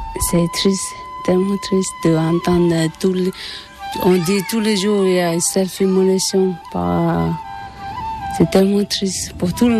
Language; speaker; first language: French; non-native, learner; Tibetan